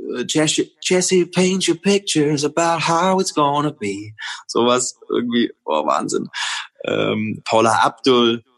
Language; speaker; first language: German; native; German